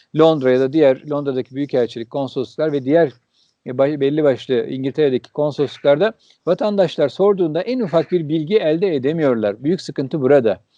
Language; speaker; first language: Turkish; early bilingual, heritage; Turkish